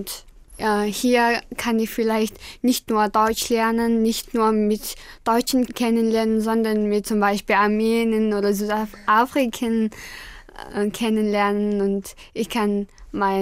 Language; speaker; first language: German; non-native, learner; Mongolian